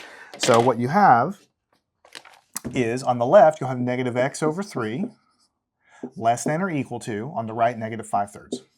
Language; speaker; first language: English; native; English